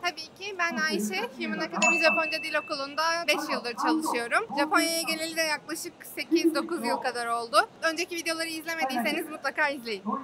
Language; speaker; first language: Turkish; native; Turkish